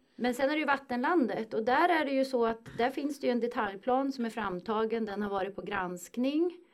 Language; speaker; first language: Swedish; native; Swedish